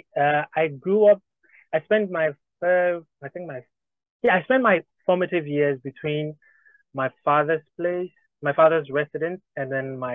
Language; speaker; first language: English; non-native, local second language; Ga